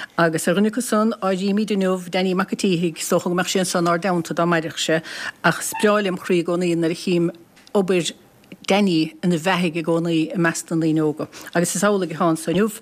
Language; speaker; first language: Irish; native; Irish